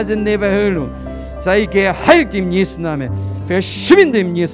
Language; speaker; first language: German; non-native, learner; Korean